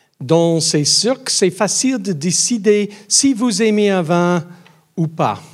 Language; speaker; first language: French; non-native, learner; English